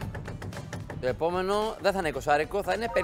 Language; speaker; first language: Greek; native; Greek